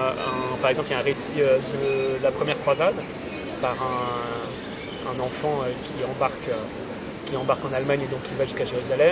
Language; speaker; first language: French; native; French